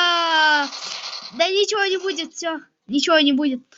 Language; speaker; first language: Russian; non-native, local second language; Kyrgyz